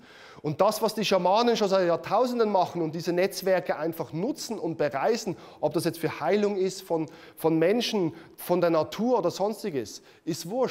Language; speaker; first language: German; native; German